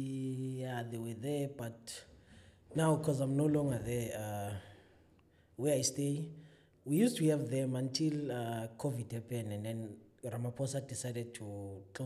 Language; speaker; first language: English; non-native, local second language; Zulu